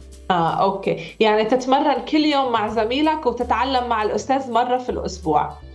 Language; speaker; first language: Arabic; native; Arabic